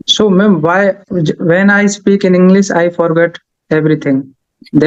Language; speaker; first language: English; non-native, learner; Haryanvi